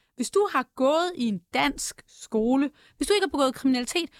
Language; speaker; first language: Danish; native; Danish